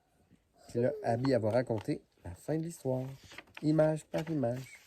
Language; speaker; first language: French; native; French